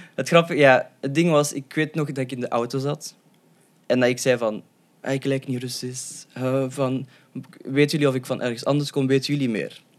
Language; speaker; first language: Dutch; early bilingual, other home language; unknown